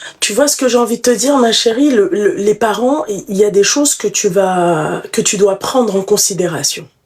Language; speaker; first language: French; native; French